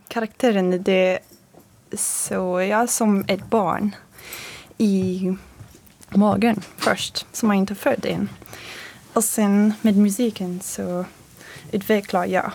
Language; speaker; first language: Swedish; non-native, fluent; French